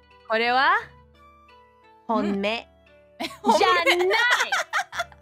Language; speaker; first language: Japanese; non-native, learner; English